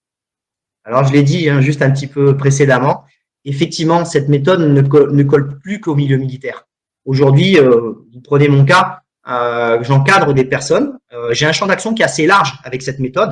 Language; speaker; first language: French; native; French